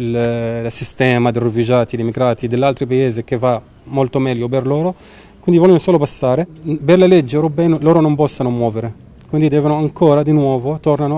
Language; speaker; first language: Italian; non-native, learner; Arabic